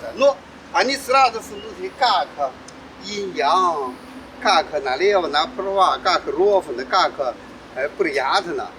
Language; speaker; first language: Russian; non-native, learner; Chinese